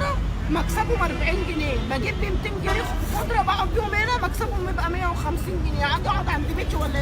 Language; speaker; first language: Arabic; native; Arabic